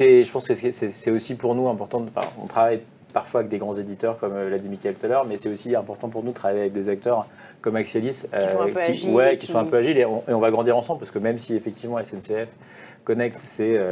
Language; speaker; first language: French; native; French